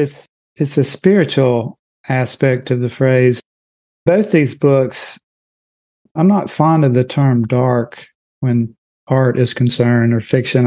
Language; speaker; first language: English; native; English